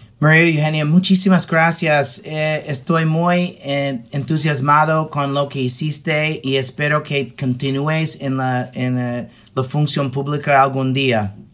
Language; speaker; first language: Spanish; non-native, fluent; English